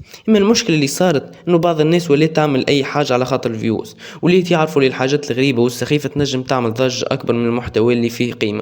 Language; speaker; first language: Arabic; native; Arabic